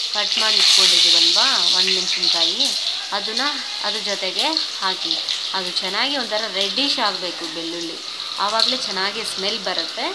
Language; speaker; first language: Kannada; non-native, local second language; Telugu